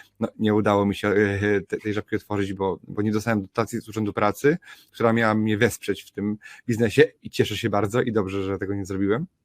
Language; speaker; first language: Polish; native; Polish